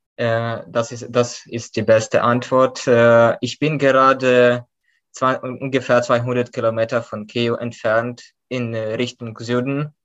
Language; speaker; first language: German; non-native, fluent; Ukrainian